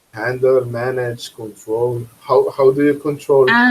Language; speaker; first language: English; non-native, fluent; Spanish